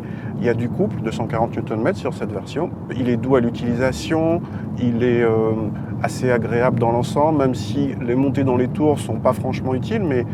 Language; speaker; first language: French; native; French